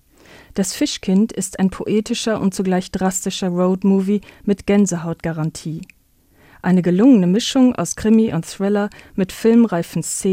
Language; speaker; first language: German; native; German